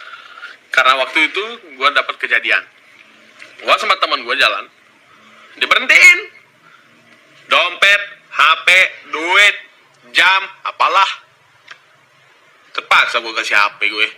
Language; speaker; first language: Indonesian; early bilingual, other home language; Russian